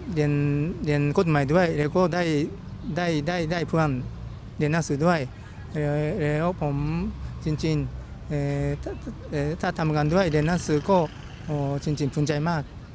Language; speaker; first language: Thai; non-native, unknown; Japanese